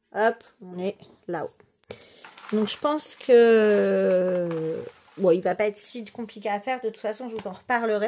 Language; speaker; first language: French; native; French